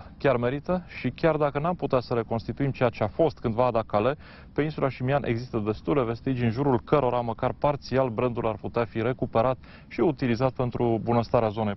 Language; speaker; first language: Romanian; native; Romanian